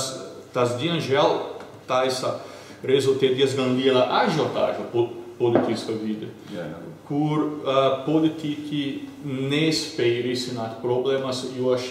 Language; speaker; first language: Latvian; early bilingual, heritage; Latvian